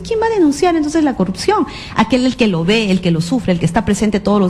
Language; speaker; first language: Spanish; native; Spanish